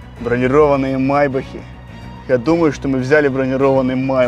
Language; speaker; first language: Russian; native; Russian